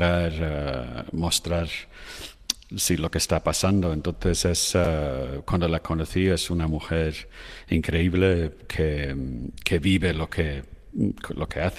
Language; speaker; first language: Spanish; non-native, fluent; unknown